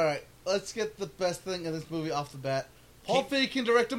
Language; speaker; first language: English; native; English